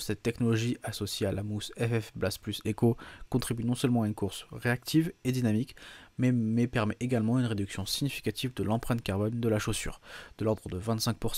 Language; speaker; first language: French; native; French